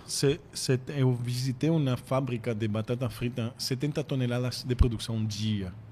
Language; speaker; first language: Portuguese; non-native, fluent; French